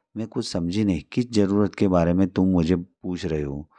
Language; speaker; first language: Hindi; non-native, local second language; Marathi